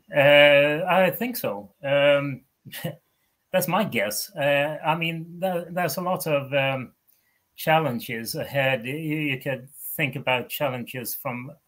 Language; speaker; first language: English; non-native, fluent; Swedish